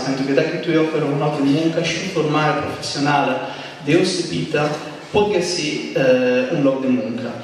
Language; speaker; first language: Romanian; non-native, fluent; Italian